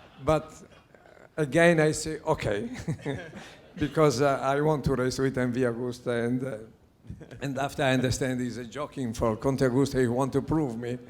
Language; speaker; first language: English; non-native, learner; Italian